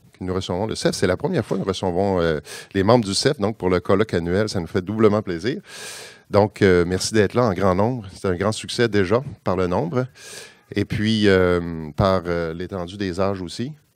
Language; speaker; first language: French; native; French